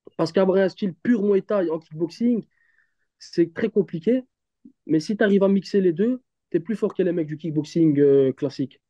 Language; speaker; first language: French; early bilingual, other home language; Turkish